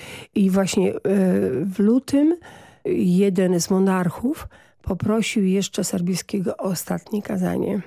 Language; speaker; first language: Polish; native; Polish